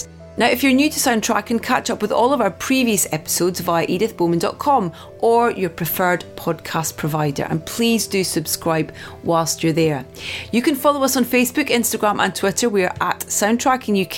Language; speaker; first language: English; native; English